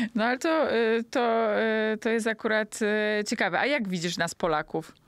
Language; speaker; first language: Polish; native; Polish